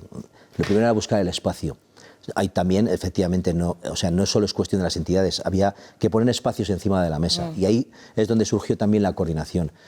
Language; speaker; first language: Spanish; native; Spanish